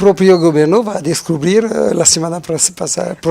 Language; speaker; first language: Spanish; non-native, fluent; French